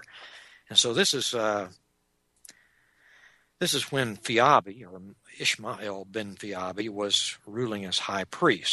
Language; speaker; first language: English; native; English